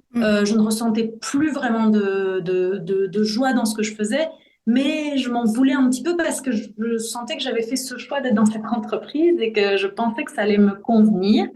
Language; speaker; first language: French; early bilingual, other home language; Spanish